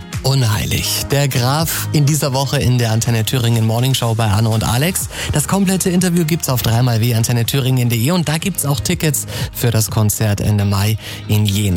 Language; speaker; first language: German; native; German